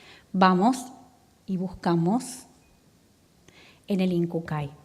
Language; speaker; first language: Spanish; native; Spanish